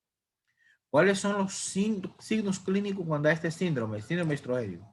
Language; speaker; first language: Spanish; native; Spanish